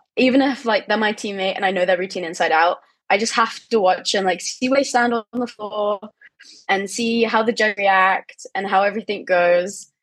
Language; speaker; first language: English; native; English